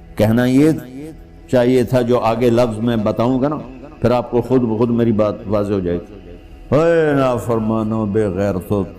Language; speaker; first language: Urdu; non-native, local second language; Punjabi